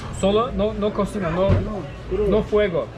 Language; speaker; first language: Spanish; non-native, learner; Turkish